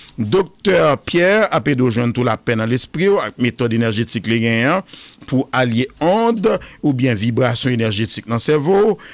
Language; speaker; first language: French; non-native, local second language; Haitian Creole